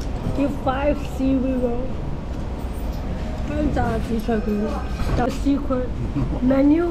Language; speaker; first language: English; non-native, local second language; Cantonese